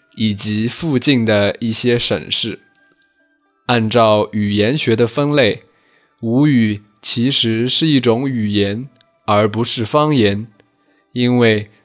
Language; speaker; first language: Chinese; non-native, local second language; Wu Chinese